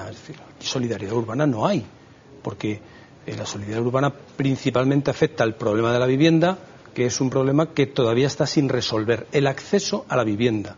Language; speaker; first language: Spanish; native; Spanish